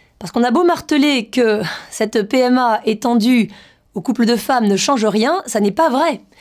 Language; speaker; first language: French; native; French